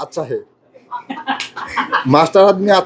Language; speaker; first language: Hindi; non-native, learner; Bangla